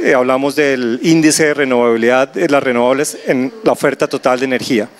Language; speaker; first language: Spanish; native; Spanish